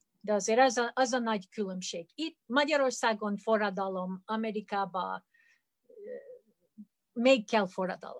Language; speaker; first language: Hungarian; early bilingual, heritage; Hungarian